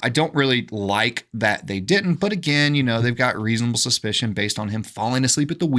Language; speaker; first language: English; native; English